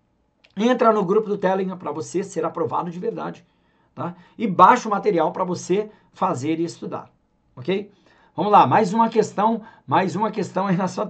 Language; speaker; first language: Portuguese; native; Portuguese